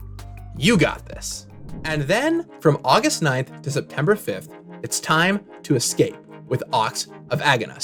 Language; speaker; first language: English; native; English